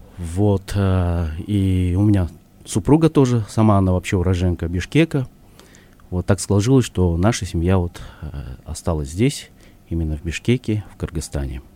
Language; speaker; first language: Russian; native; Russian